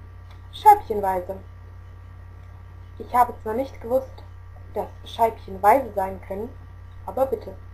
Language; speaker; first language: German; native; German